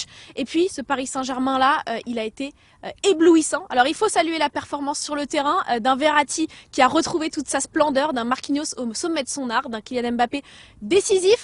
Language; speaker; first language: French; native; French